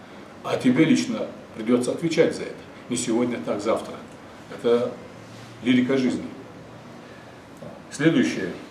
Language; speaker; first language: Russian; non-native, local second language; Ingush